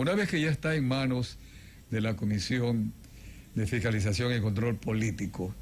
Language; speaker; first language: Spanish; native; Spanish